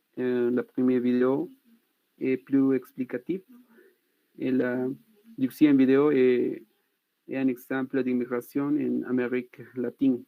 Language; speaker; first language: French; non-native, learner; Spanish